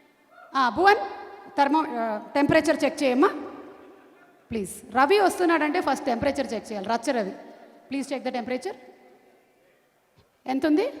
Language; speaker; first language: Telugu; native; Telugu